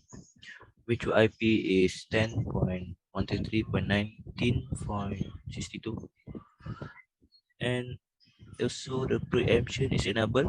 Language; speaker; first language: English; non-native, local second language; Malay